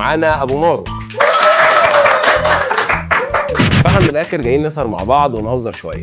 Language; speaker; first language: Arabic; native; Arabic